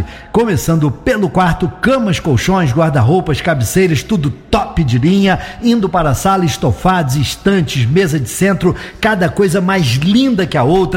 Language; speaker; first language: Portuguese; native; Portuguese